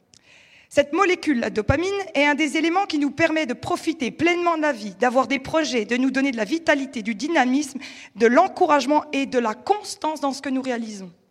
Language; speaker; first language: French; native; French